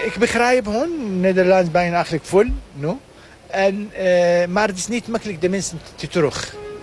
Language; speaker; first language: Dutch; non-native, learner; Arabic